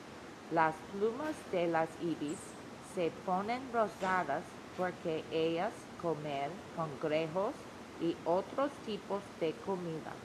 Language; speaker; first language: Spanish; non-native, learner; English